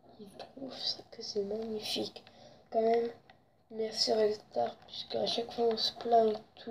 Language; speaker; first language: French; native; French